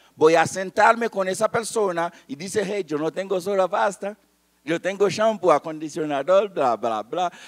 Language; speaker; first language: Spanish; non-native, fluent; Haitian Creole